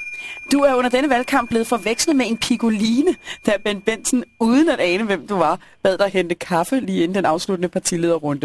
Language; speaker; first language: Danish; native; Danish